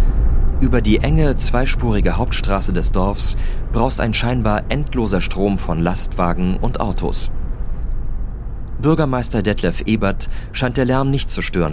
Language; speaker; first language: German; native; German